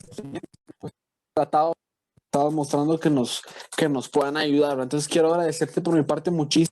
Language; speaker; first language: Spanish; native; Spanish